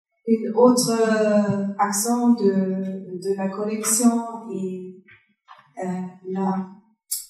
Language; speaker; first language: French; non-native, fluent; German